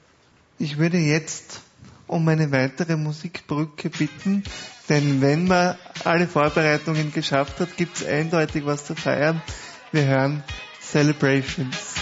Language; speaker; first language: German; native; German